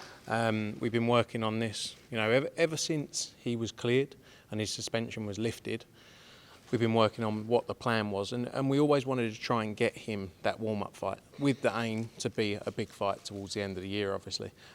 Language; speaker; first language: English; native; English